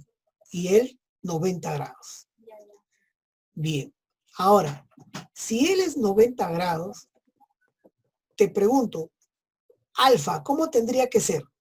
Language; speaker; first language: Spanish; native; Spanish